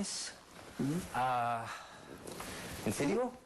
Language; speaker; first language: Spanish; non-native, learner; English